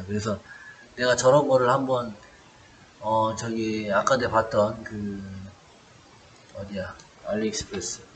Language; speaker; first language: Korean; native; Korean